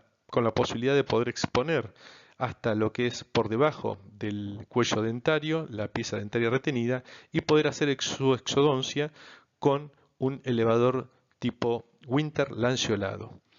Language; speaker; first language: Spanish; native; Spanish